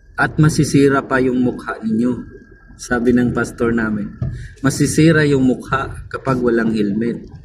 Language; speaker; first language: Filipino; non-native, local second language; Cebuano